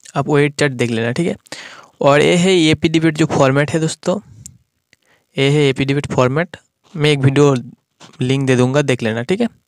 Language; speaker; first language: Hindi; non-native, local second language; Bangla